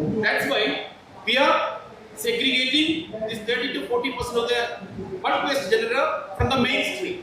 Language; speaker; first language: English; non-native, local second language; Malayalam